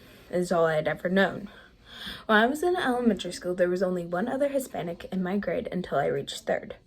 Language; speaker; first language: English; native; English